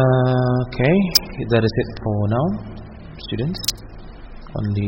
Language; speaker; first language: English; non-native, local second language; Indonesian